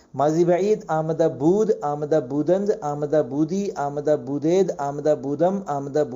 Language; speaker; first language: Persian; non-native, fluent; Urdu